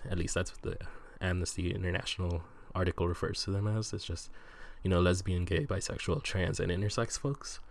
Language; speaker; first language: English; native; English